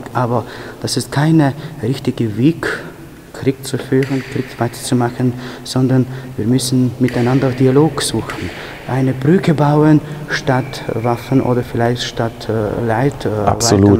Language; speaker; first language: German; non-native, fluent; Ukrainian